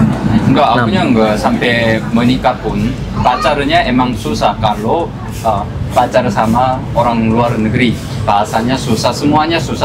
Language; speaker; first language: Indonesian; non-native, fluent; Korean